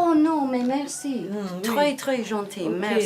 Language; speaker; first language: French; non-native, learner; English